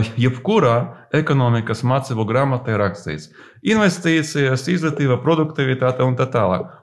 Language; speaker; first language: Latvian; non-native, local second language; Russian